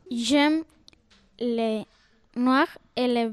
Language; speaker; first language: French; non-native, learner; Spanish